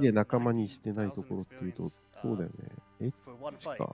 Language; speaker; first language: Japanese; native; Japanese